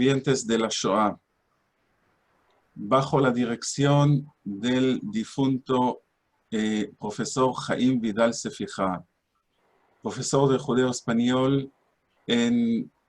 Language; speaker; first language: Spanish; non-native, fluent; Hebrew